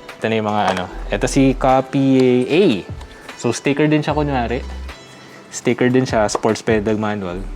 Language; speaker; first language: Filipino; native; Filipino